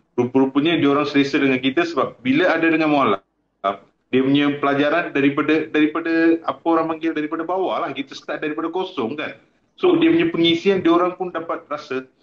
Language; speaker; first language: Malay; non-native, local second language; Tamil